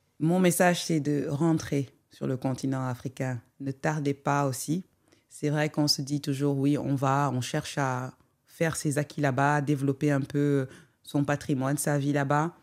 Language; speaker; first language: French; non-native, local second language; Wolof